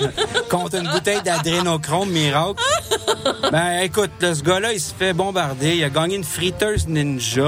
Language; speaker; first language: French; native; French